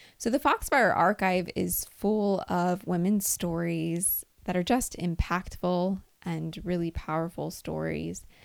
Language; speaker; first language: English; native; English